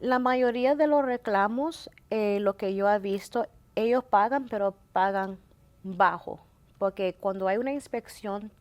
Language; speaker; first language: Spanish; early bilingual, heritage; Spanish